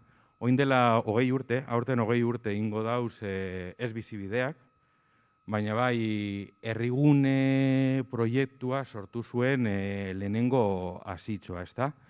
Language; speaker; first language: Basque; native; Basque